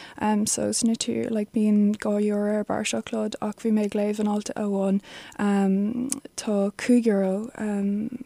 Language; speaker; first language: Irish; non-native, local second language; English